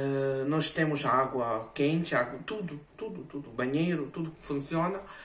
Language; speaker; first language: Portuguese; non-native, fluent; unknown